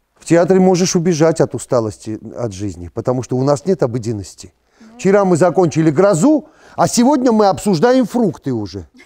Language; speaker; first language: Russian; non-native, local second language; Georgian